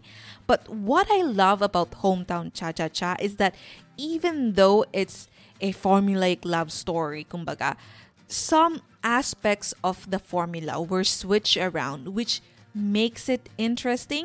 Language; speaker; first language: English; non-native, local second language; Bikol